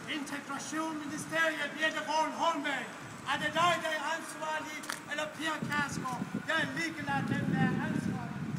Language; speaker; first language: Danish; non-native, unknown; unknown